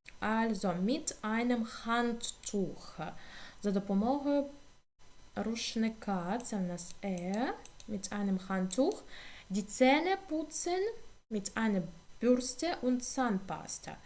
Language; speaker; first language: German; non-native, fluent; Ukrainian